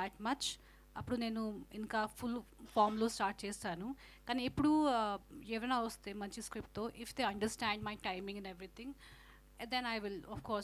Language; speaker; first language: Telugu; non-native, fluent; Hindi